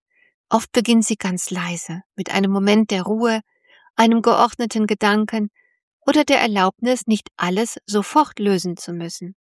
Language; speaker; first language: German; native; German